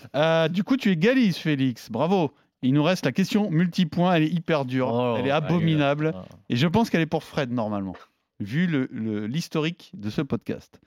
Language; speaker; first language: French; native; French